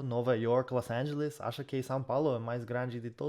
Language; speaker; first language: Portuguese; non-native, fluent; English